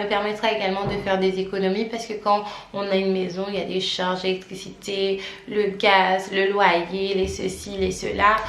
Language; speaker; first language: French; native; French